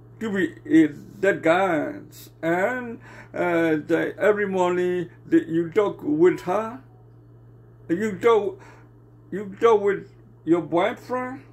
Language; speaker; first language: English; non-native, learner; Burmese